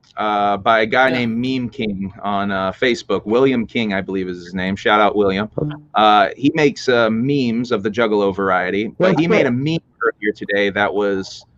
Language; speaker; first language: English; native; English